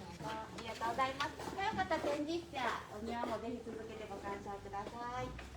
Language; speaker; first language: Japanese; native; Japanese